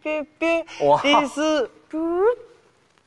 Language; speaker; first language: Chinese; non-native, learner; Japanese